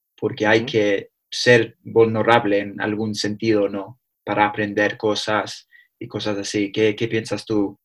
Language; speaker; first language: Spanish; non-native, learner; English